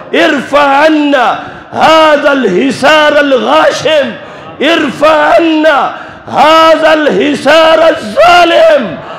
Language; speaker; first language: Arabic; non-native, fluent; Urdu